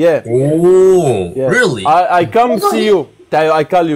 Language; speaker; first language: English; non-native, learner; Arabic